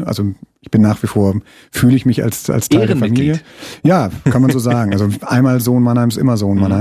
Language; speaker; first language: German; native; German